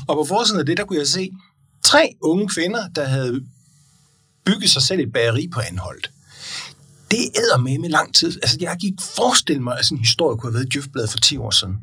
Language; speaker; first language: Danish; native; Danish